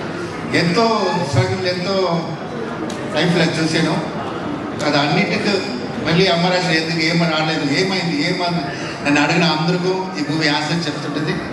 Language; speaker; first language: Telugu; non-native, fluent; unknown